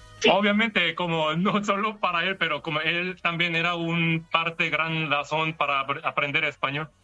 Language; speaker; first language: Spanish; non-native, fluent; Korean